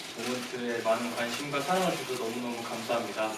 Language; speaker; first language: Korean; native; Korean